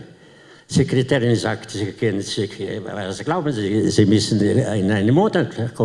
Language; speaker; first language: German; non-native, learner; Slovenian